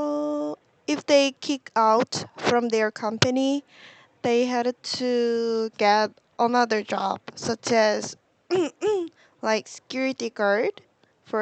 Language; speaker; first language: English; non-native, learner; Korean